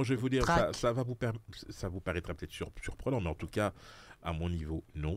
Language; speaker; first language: French; native; French